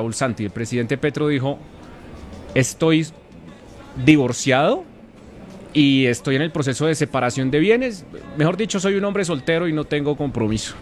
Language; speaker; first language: Spanish; native; Spanish